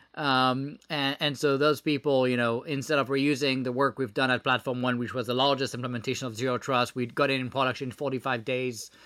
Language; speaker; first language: English; non-native, fluent; French